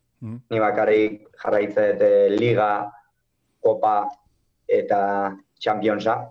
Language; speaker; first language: Basque; native; Basque